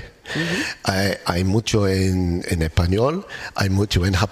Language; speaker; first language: Spanish; non-native, learner; English